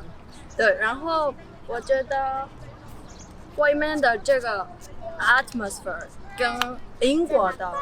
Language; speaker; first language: Chinese; non-native, learner; Mongolian